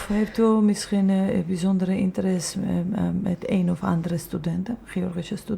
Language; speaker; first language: Dutch; non-native, fluent; Georgian